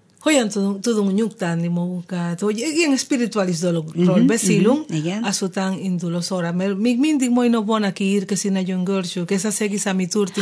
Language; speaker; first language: Hungarian; non-native, fluent; Spanish